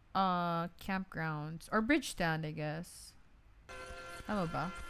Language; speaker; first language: English; non-native, local second language; Filipino